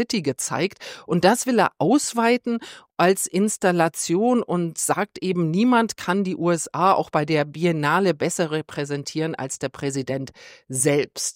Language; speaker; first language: German; native; German